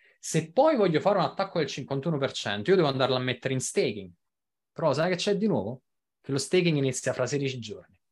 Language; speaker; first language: Italian; native; Italian